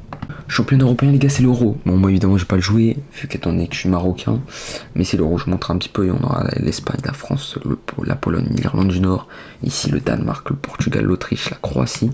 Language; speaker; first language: French; native; French